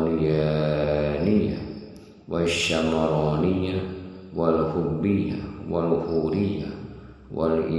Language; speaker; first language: Arabic; non-native, fluent; Indonesian